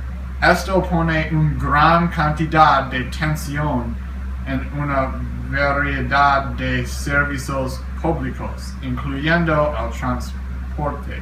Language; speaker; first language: Spanish; non-native, learner; English